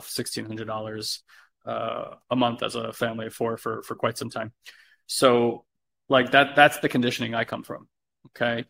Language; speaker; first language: English; native; English